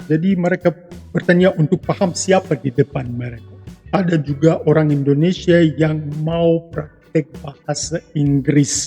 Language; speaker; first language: Indonesian; non-native, fluent; Russian